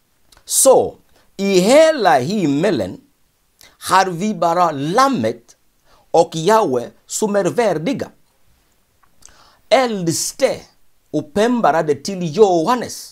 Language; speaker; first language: Swedish; non-native, fluent; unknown